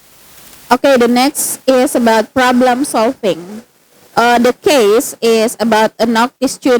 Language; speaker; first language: English; non-native, fluent; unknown